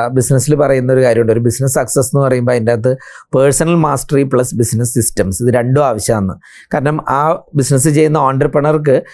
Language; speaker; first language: Malayalam; native; Malayalam